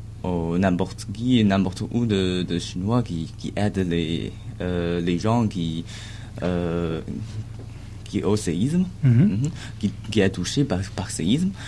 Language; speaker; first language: French; non-native, learner; Chinese